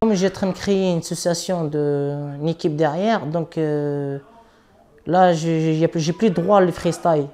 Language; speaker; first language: French; non-native, local second language; Arabic